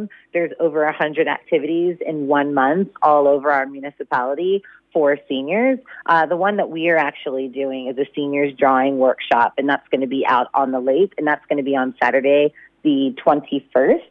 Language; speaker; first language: English; native; English